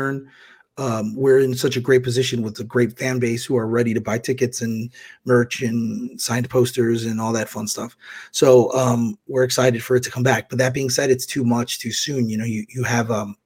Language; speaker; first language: English; native; English